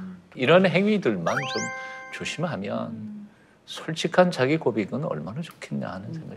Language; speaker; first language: Korean; native; Korean